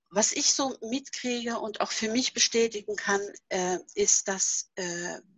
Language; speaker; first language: German; non-native, fluent; Norwegian